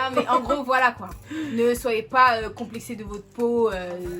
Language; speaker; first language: French; native; French